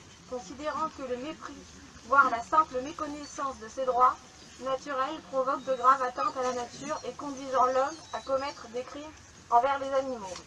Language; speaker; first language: French; native; French